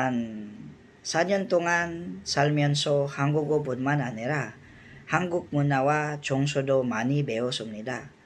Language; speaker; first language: Korean; non-native, fluent; Filipino